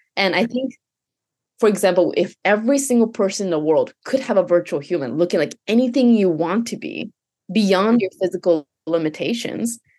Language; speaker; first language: English; non-native, fluent; Japanese